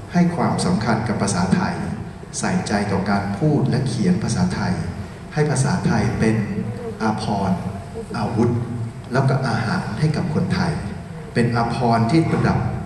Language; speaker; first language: Thai; native; Thai